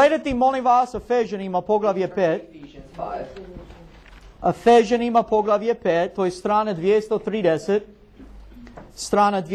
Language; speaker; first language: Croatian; non-native, learner; English